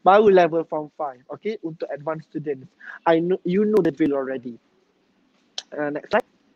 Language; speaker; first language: English; non-native, local second language; Malay